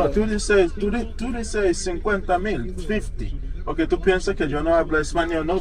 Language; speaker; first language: Spanish; non-native, learner; English